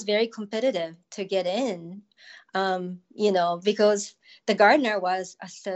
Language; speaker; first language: English; non-native, fluent; Japanese